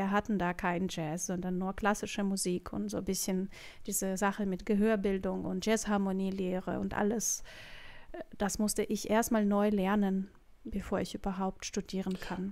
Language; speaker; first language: German; non-native, fluent; Russian